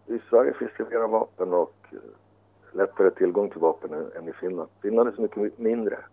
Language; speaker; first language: Swedish; early bilingual, other home language; Finnish